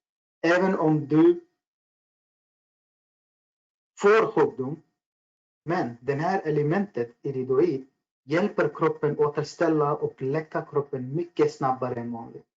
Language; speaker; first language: Swedish; non-native, fluent; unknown